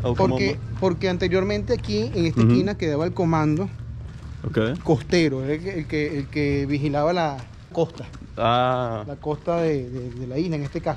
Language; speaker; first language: Spanish; native; Spanish